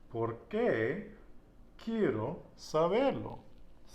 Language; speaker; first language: Spanish; non-native, learner; English